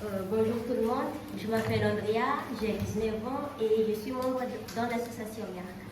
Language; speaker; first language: French; non-native, learner; Malagasy